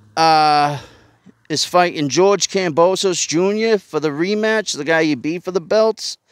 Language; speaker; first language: English; native; English